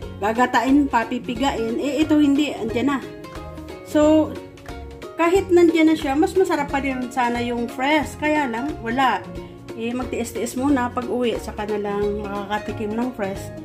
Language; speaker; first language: Filipino; native; Filipino